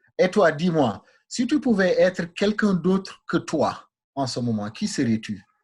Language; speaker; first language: French; non-native, local second language; Wolof